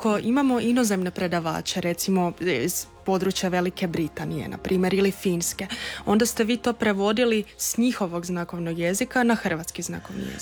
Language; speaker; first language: Croatian; native; Croatian